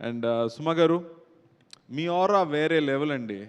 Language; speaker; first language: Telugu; non-native, local second language; Tamil